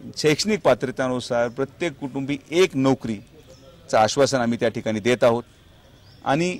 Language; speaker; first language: Marathi; native; Marathi